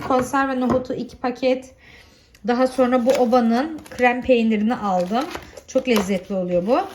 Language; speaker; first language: Turkish; early bilingual, heritage; Turkish